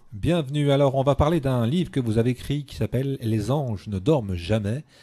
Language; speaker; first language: French; native; French